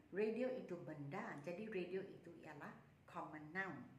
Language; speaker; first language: Malay; native; Malay